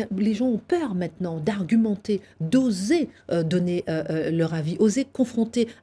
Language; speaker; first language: French; native; French